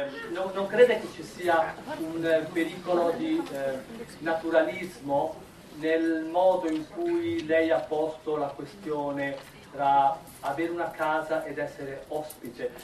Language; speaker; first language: Italian; native; Italian